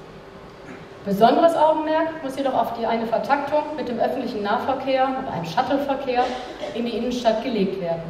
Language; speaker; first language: German; native; German